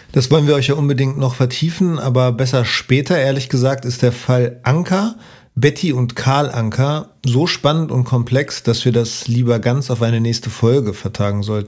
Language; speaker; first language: German; native; German